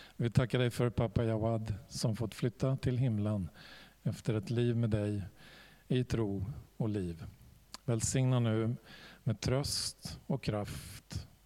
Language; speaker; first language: Swedish; native; Swedish